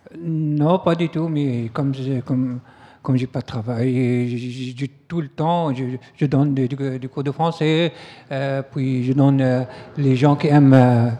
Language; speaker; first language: French; non-native, learner; Arabic